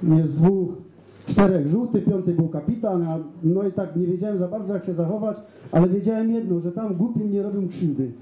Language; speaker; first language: Polish; native; Polish